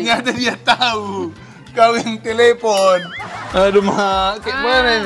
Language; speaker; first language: Indonesian; native; Indonesian